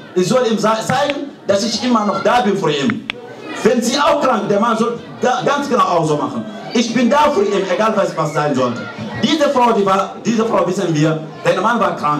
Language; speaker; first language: German; non-native, learner; Fula